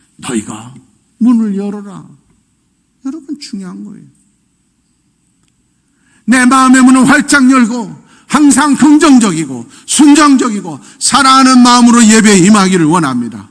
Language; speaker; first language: Korean; native; Korean